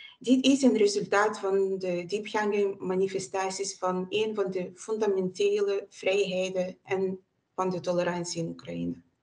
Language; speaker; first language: Dutch; non-native, fluent; Ukrainian